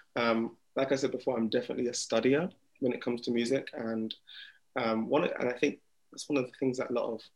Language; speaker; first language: English; native; English